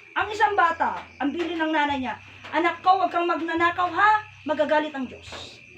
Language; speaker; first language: Filipino; non-native, local second language; Iloko